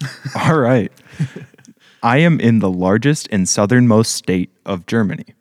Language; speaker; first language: English; native; English